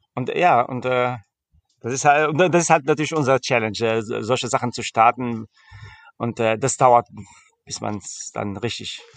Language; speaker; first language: German; early bilingual, heritage; German